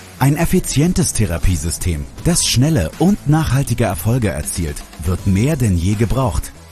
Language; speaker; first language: German; native; German